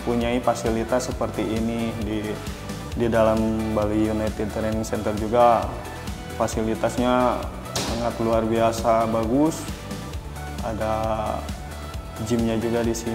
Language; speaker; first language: Indonesian; native; Indonesian